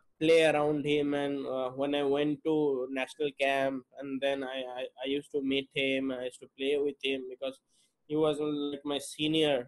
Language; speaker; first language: English; non-native, local second language; Bangla